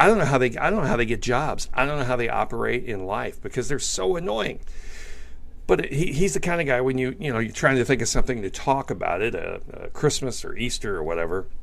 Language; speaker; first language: English; native; English